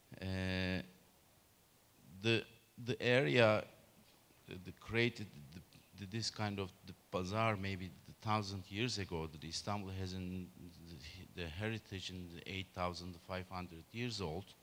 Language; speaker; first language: English; non-native, learner; Turkish